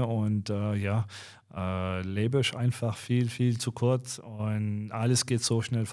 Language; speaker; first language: German; non-native, fluent; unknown